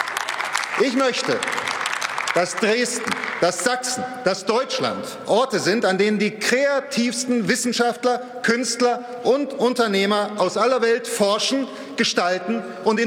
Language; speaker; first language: German; native; German